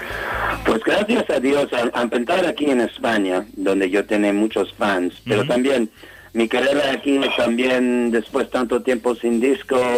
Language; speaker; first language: Spanish; non-native, learner; English